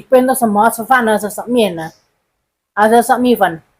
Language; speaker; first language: Chinese; non-native, learner; Indonesian